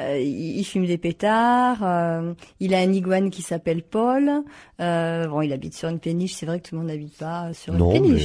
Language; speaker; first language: French; native; French